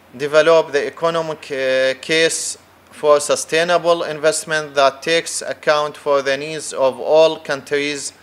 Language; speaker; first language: English; non-native, fluent; Arabic